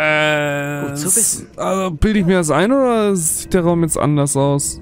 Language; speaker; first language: German; native; German